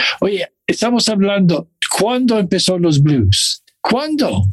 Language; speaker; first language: Spanish; non-native, fluent; English